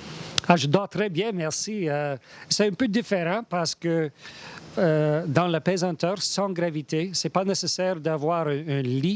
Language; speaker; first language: French; non-native, learner; English